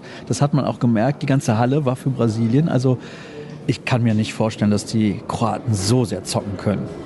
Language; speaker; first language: German; native; German